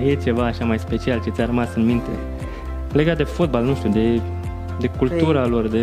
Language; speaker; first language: Romanian; native; Romanian